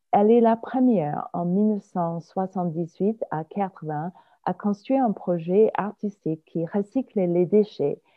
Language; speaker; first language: French; non-native, fluent; English